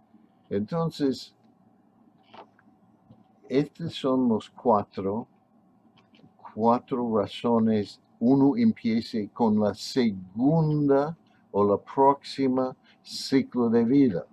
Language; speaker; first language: Spanish; non-native, fluent; English